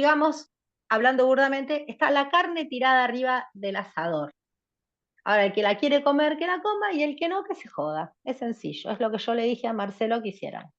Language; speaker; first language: Spanish; native; Spanish